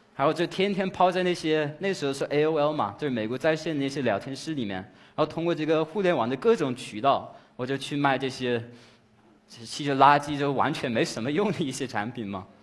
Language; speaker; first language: Chinese; non-native, fluent; English